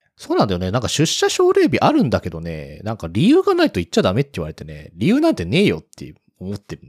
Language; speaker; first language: Japanese; native; Japanese